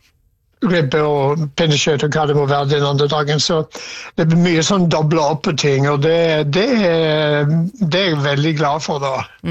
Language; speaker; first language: Norwegian; non-native, fluent; English